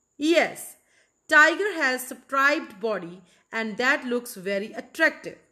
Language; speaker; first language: English; non-native, local second language; Punjabi